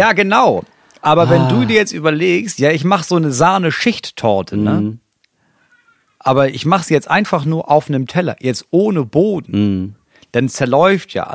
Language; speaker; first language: German; native; German